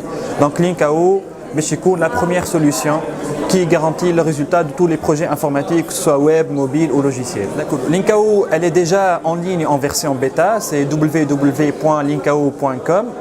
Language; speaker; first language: French; non-native, local second language; Arabic